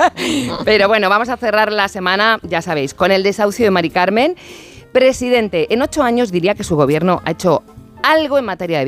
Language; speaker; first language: Spanish; native; Spanish